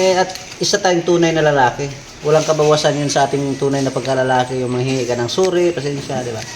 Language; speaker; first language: Filipino; native; Filipino